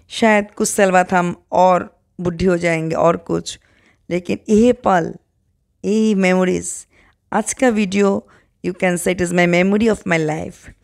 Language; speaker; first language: Hindi; non-native, local second language; Bangla